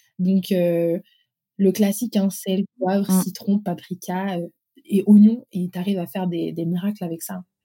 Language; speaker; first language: French; early bilingual, other home language; Arabic